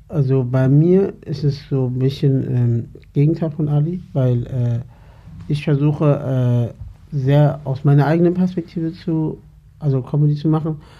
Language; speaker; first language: German; early bilingual, other home language; Turkish